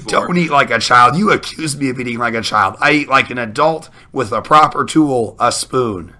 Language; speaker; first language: English; native; English